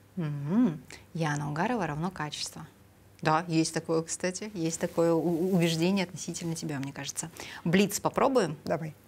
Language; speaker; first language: Russian; native; Russian